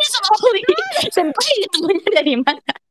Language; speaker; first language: Japanese; non-native, learner; Indonesian